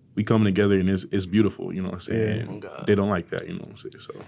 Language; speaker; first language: English; native; English